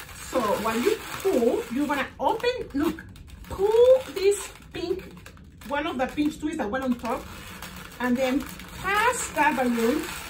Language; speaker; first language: English; non-native, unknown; Spanish